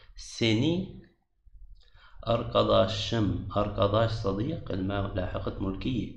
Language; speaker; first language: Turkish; non-native, fluent; Arabic